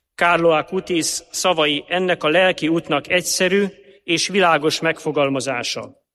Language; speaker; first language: Hungarian; native; Hungarian